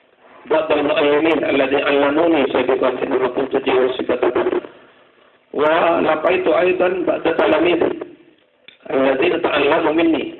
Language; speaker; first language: Arabic; non-native, fluent; Madurese